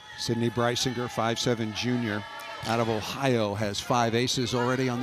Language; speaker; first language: English; native; English